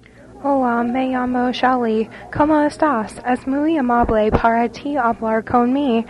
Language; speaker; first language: Spanish; non-native, learner; English